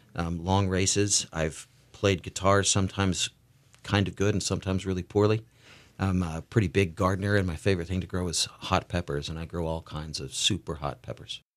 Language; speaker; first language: English; native; English